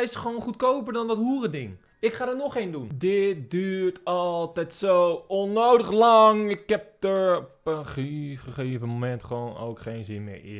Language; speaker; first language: Dutch; native; Dutch